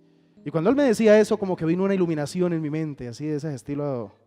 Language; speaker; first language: Spanish; native; Spanish